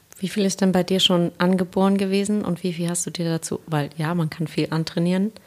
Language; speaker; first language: German; native; German